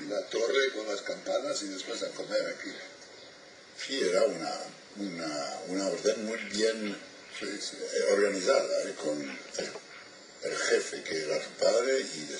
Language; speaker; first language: Spanish; non-native, fluent; French